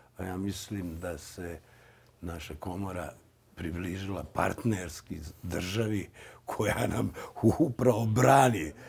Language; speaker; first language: Serbian; native; Serbian